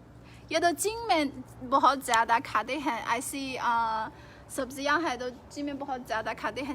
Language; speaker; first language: Hindi; non-native, fluent; Chinese